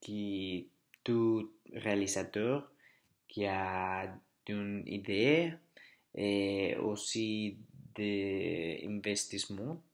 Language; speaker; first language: French; non-native, learner; Spanish